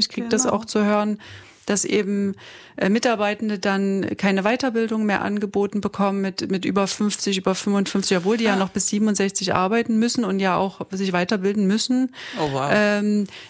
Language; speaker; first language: German; native; German